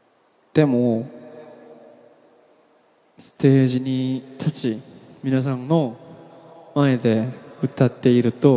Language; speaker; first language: Japanese; non-native, learner; Korean